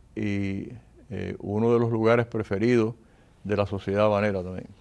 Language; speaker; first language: Spanish; native; Spanish